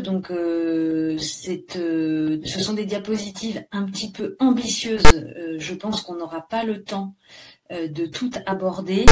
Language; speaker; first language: French; native; French